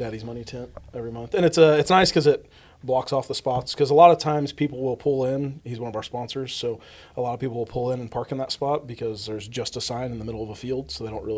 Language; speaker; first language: English; native; English